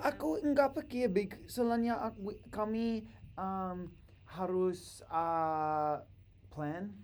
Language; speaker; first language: Indonesian; non-native, learner; English